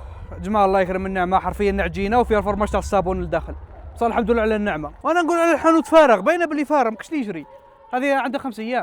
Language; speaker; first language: Arabic; native; Arabic